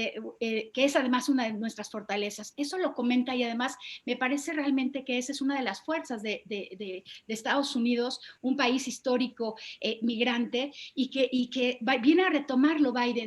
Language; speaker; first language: Spanish; native; Spanish